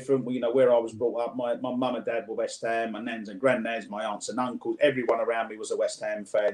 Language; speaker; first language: English; native; English